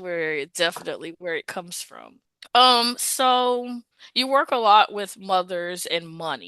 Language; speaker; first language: English; native; English